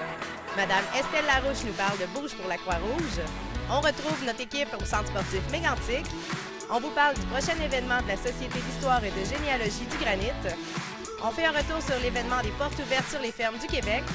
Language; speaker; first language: French; native; French